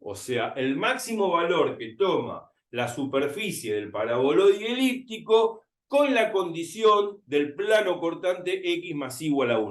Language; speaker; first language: Spanish; native; Spanish